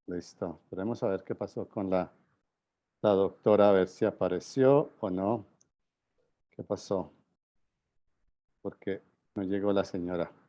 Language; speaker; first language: Spanish; native; Spanish